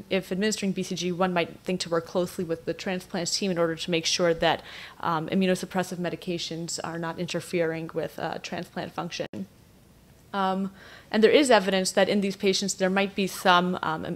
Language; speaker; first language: English; native; English